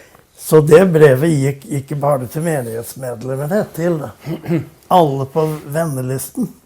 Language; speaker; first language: Norwegian; non-native, fluent; English